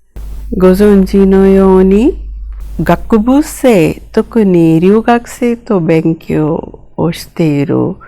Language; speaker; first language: Japanese; non-native, fluent; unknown